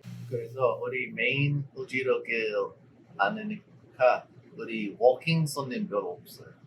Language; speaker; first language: Korean; non-native, learner; English